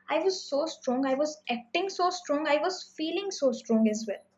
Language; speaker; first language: English; non-native, local second language; Hindi